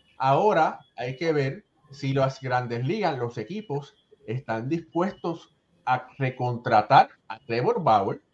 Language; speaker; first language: Spanish; native; Spanish